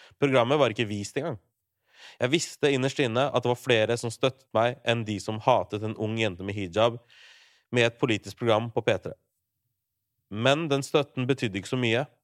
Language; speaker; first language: Norwegian; early bilingual, other home language; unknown